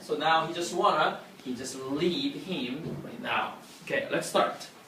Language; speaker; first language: English; non-native, fluent; Korean